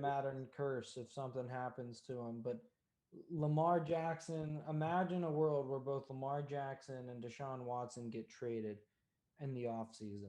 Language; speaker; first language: English; native; English